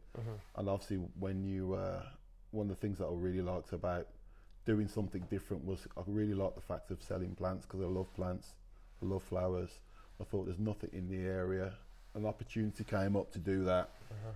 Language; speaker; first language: English; native; English